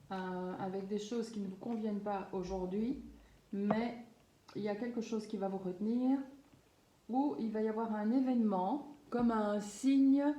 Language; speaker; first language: French; native; French